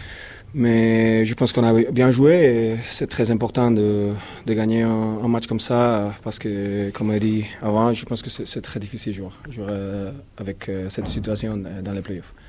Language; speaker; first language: French; non-native, fluent; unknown